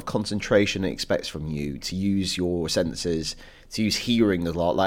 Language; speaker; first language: English; native; English